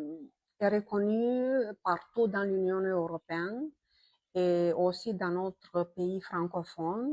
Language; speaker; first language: French; non-native, fluent; Romanian